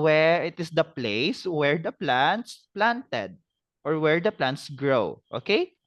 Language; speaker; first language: English; non-native, fluent; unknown